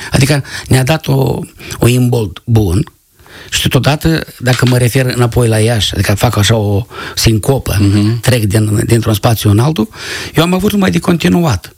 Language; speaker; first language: Romanian; native; Romanian